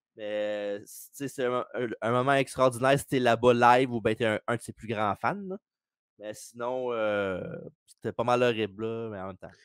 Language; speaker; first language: French; native; French